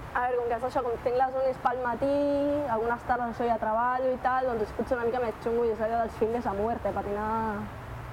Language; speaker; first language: Catalan; native; Catalan